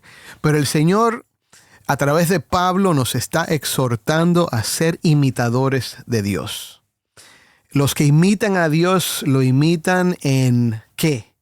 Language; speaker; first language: Spanish; native; Spanish